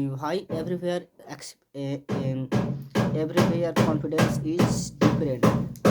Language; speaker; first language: English; non-native, learner; Hindi